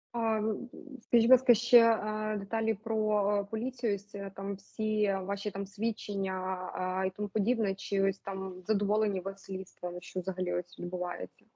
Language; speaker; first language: Ukrainian; native; Ukrainian